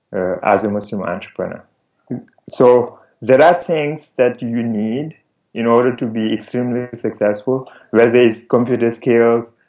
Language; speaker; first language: English; non-native, fluent; Wolof